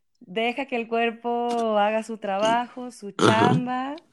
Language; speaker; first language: Spanish; native; Spanish